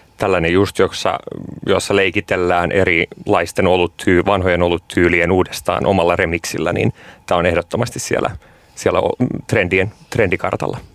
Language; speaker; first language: Finnish; native; Finnish